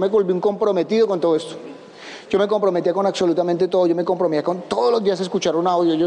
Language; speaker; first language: Spanish; native; Spanish